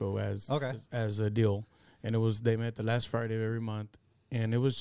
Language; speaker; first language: English; early bilingual, other home language; Spanish